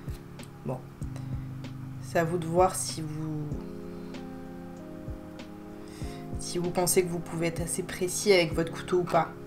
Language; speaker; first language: French; native; French